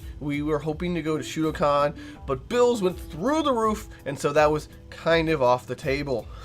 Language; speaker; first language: English; native; English